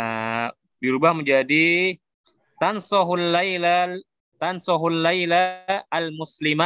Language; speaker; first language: Indonesian; native; Indonesian